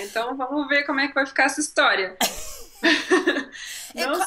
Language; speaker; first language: Portuguese; native; Portuguese